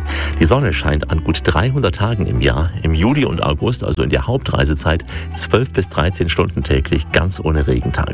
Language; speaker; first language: German; native; German